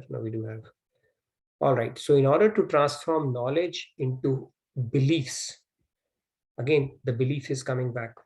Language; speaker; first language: English; non-native, local second language; Hindi